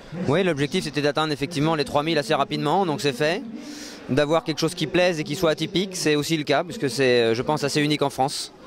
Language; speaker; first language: French; native; French